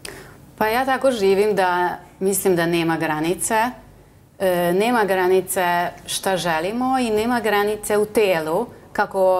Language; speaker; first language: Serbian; non-native, local second language; Hungarian